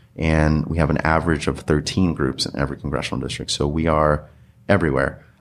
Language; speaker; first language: English; native; English